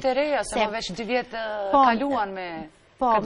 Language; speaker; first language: Albanian; native; Albanian